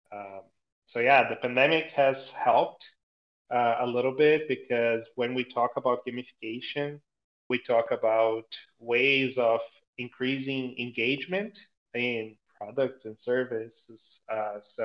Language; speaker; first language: English; non-native, fluent; Portuguese